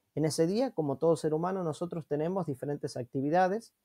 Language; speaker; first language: Spanish; native; Spanish